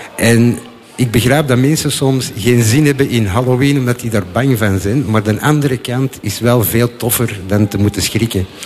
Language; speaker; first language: Dutch; native; Dutch